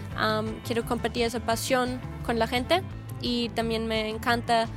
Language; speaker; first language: Spanish; non-native, fluent; German